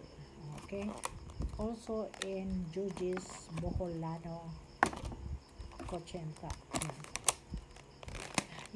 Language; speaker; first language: English; non-native, local second language; Cebuano